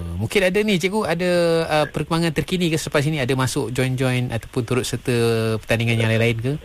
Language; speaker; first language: Malay; non-native, local second language; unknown